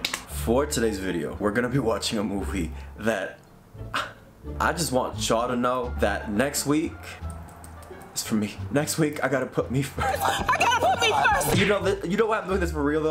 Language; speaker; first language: English; native; English